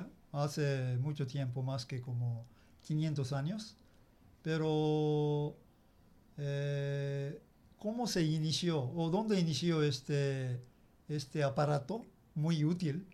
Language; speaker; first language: Spanish; non-native, learner; Japanese